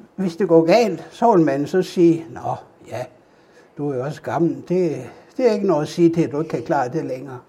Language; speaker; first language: Danish; native; Danish